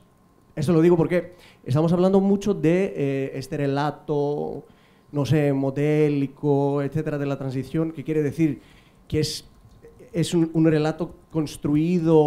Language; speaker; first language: Spanish; non-native, fluent; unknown